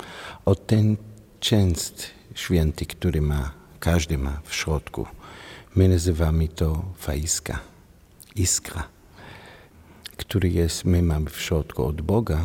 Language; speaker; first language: Polish; non-native, learner; Hebrew